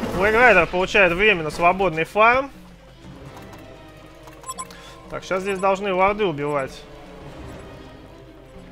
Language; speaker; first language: Russian; native; Russian